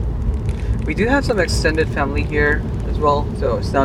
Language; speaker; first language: English; non-native, local second language; Urdu